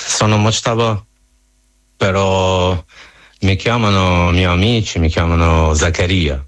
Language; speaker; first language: Italian; non-native, learner; Persian